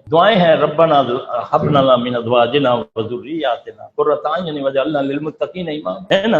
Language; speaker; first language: Urdu; non-native, local second language; Punjabi